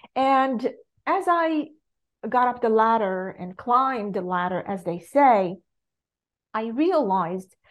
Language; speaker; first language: English; non-native, fluent; Arabic